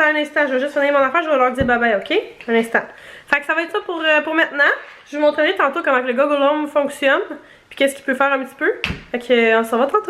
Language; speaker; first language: French; native; French